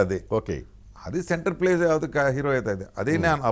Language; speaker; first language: Telugu; non-native, local second language; Tamil